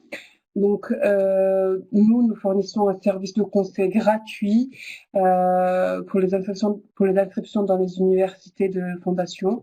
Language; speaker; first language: French; non-native, fluent; Turkish